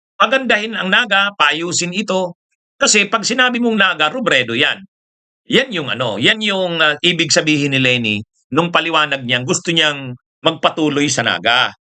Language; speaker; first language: Filipino; non-native, local second language; Bikol